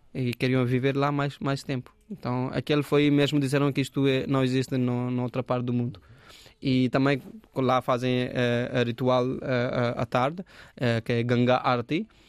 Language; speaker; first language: Portuguese; non-native, fluent; Hindi